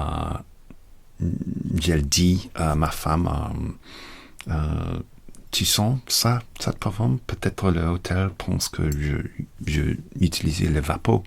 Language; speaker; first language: French; non-native, learner; English